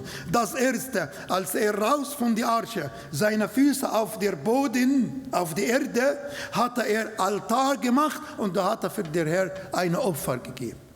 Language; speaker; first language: German; non-native, learner; Arabic